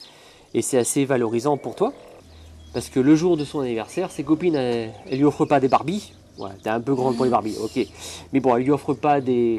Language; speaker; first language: French; native; French